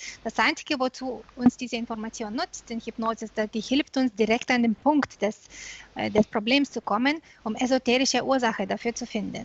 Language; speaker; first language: German; non-native, fluent; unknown